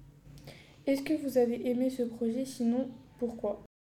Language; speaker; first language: French; native; French